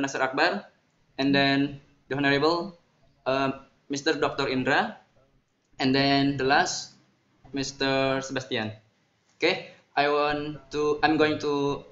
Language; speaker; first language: English; non-native, learner; Indonesian